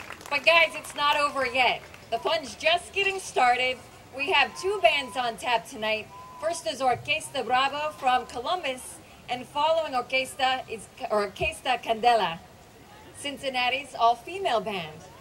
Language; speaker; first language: English; native; English